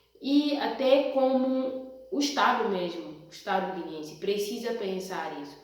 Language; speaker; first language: Portuguese; non-native, local second language; Upper Guinea Crioulo